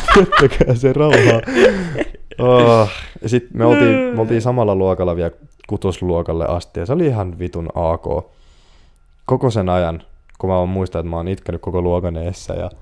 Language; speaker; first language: Finnish; early bilingual, other home language; Portuguese